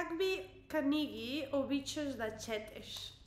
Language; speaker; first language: Bulgarian; non-native, learner; English